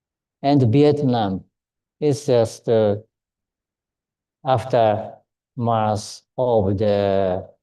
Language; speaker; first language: English; non-native, fluent; Japanese